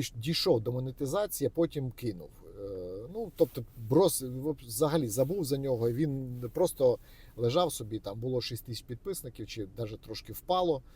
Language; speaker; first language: Ukrainian; native; Ukrainian